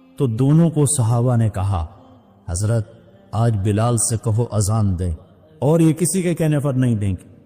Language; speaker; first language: Urdu; non-native, local second language; Punjabi